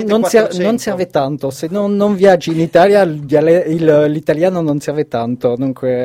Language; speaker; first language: Italian; non-native, fluent; French